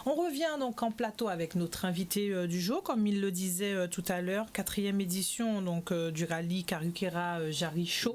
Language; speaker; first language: French; native; French